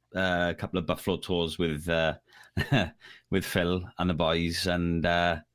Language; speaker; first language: English; native; English